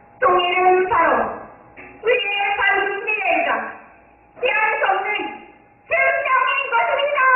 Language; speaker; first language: Korean; non-native, fluent; Japanese